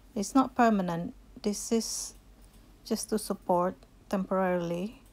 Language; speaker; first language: English; non-native, fluent; Indonesian